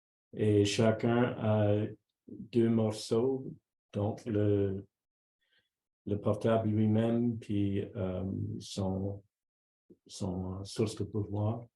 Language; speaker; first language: French; non-native, local second language; English